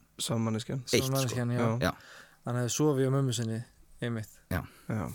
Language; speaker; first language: Icelandic; early bilingual, heritage; Icelandic